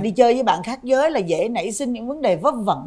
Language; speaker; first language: Vietnamese; native; Vietnamese